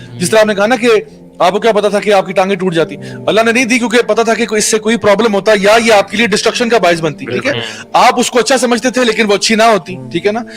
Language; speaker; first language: Urdu; early bilingual, heritage; Urdu